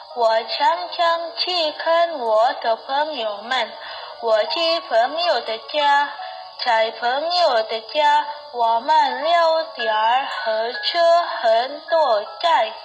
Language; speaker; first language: Chinese; non-native, learner; Indonesian